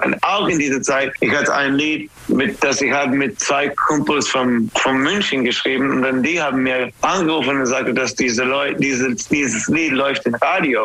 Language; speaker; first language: German; non-native, learner; English